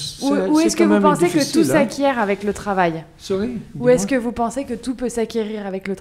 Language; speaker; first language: French; native; French